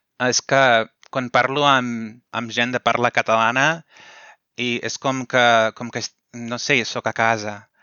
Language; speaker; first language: Catalan; non-native, fluent; English